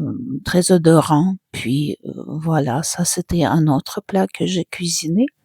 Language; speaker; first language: French; non-native, fluent; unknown